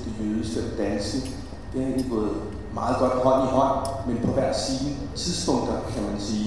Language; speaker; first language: Danish; early bilingual, other home language; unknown